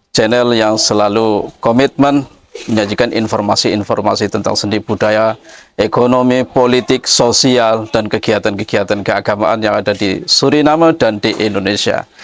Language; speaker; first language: Indonesian; native; Indonesian